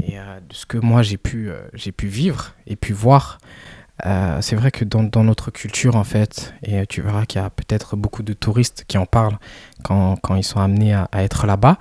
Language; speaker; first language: French; early bilingual, other home language; Kinyarwanda